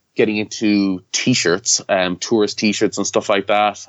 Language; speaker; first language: English; native; English